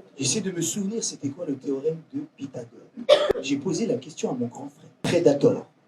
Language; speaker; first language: French; early bilingual, other home language; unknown